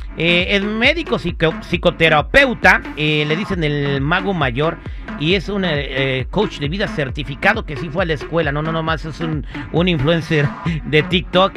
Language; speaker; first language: Spanish; native; Spanish